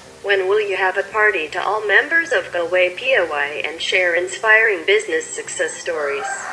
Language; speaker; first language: English; non-native, fluent; Javanese